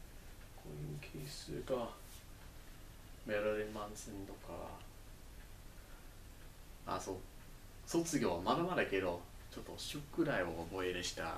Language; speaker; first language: Japanese; non-native, learner; English